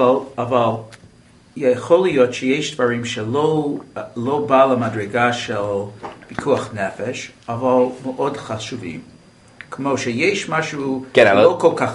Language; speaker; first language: Hebrew; non-native, fluent; English